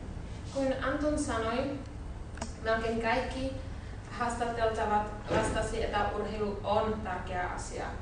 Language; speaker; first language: Finnish; non-native, learner; Czech